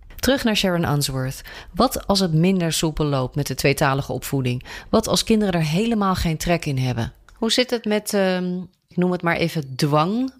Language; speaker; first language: Dutch; native; Dutch